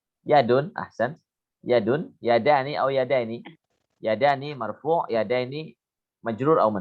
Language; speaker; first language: Arabic; non-native, fluent; Indonesian